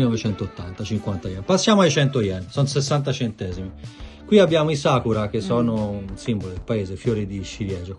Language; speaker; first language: Italian; native; Italian